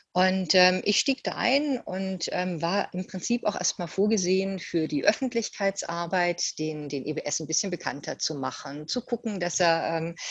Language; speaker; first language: German; native; German